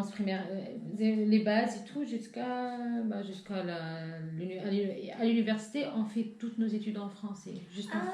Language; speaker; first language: French; non-native, local second language; Arabic